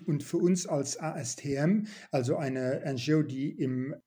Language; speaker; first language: German; non-native, local second language; Luxembourgish